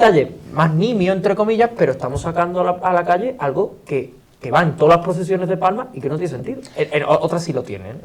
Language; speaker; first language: Spanish; native; Spanish